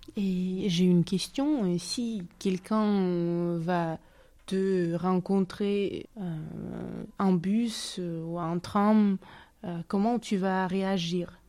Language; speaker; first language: French; non-native, fluent; Russian